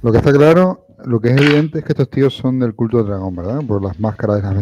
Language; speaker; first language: Spanish; native; Spanish